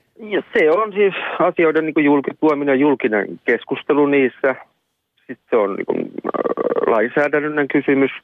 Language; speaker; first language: Finnish; native; Finnish